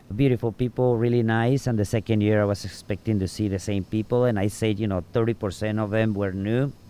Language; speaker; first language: English; non-native, fluent; Spanish